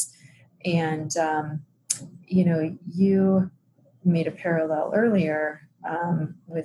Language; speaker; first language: English; native; English